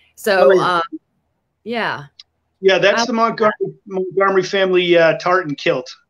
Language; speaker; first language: English; native; English